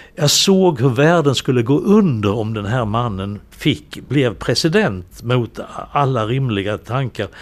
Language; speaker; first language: Swedish; native; Swedish